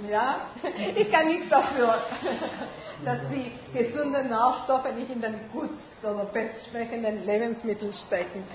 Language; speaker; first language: German; non-native, fluent; Spanish